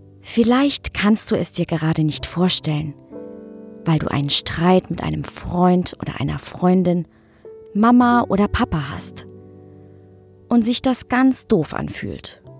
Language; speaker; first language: German; native; German